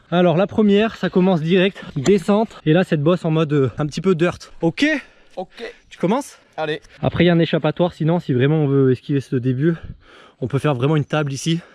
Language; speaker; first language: French; native; French